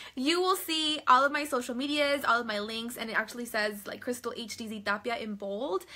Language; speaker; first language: English; early bilingual, other home language; Spanish